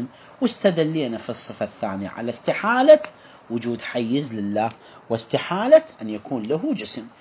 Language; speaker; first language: Arabic; native; Arabic